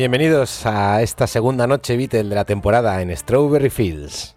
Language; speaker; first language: Spanish; native; Spanish